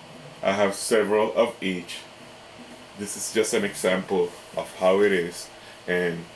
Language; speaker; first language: English; native; English